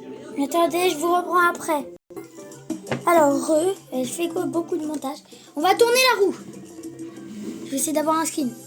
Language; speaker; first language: French; native; French